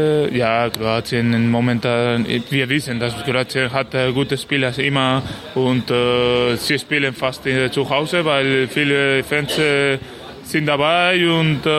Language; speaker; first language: German; non-native, learner; Spanish